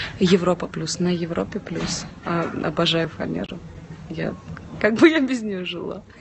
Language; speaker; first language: Russian; non-native, local second language; Ukrainian